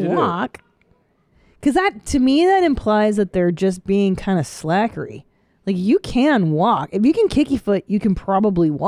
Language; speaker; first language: English; native; English